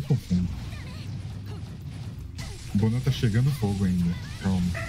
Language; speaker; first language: Portuguese; native; Portuguese